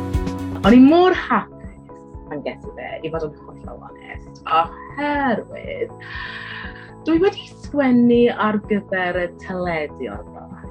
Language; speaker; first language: Welsh; non-native, learner; English